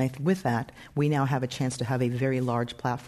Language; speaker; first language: English; native; English